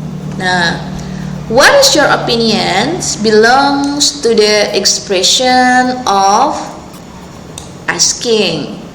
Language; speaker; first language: English; non-native, local second language; Indonesian